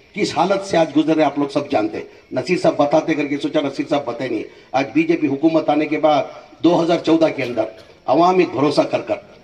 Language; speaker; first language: Hindi; non-native, local second language; Urdu